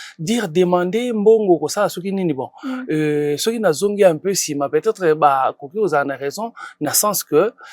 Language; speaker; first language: Lingala; non-native, local second language; Kongo